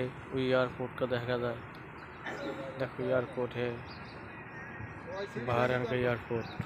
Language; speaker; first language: Hindi; non-native, fluent; Bangla